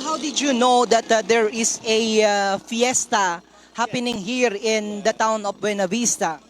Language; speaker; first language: English; non-native, local second language; Filipino